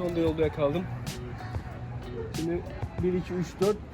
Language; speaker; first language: Turkish; native; Turkish